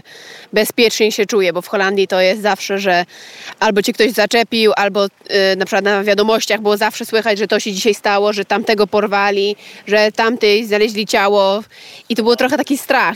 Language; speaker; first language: Polish; early bilingual, heritage; Polish